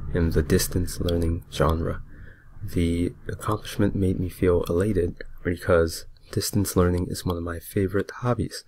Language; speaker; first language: English; native; English